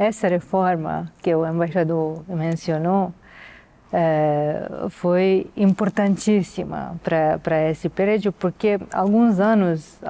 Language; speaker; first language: Portuguese; non-native, fluent; Serbian